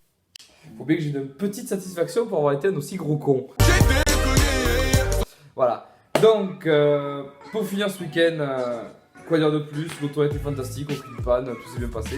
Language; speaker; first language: French; native; French